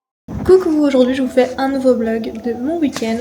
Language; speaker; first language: French; native; French